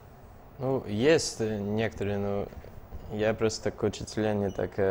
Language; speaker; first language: Russian; early bilingual, heritage; Russian